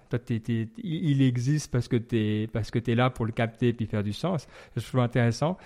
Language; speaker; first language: French; native; French